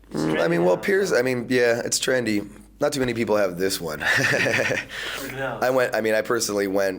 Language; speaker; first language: English; native; English